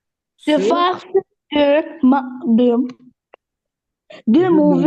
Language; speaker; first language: French; non-native, learner; Arabic